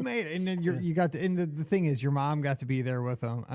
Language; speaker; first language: English; native; English